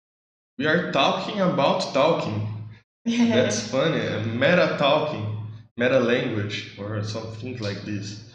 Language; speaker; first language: English; non-native, learner; Portuguese